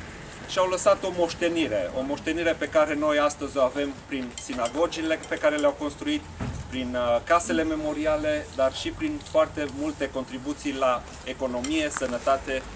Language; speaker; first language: Romanian; native; Romanian